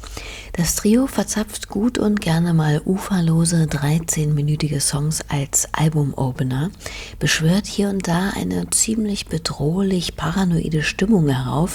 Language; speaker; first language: German; native; German